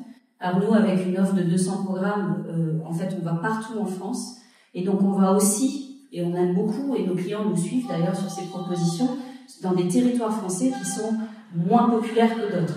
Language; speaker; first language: French; native; French